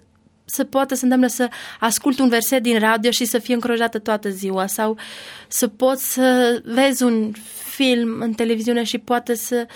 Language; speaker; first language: Romanian; non-native, learner; Albanian